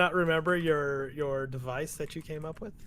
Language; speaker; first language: English; native; English